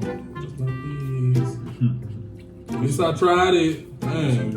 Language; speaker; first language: English; native; English